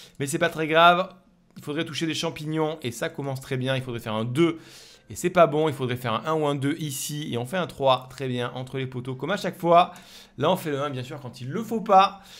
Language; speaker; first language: French; native; French